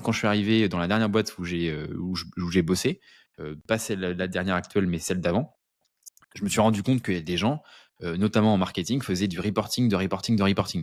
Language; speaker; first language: French; native; French